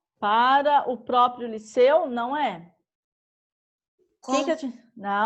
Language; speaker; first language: Portuguese; native; Portuguese